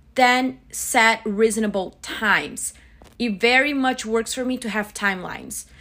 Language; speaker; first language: English; non-native, fluent; Portuguese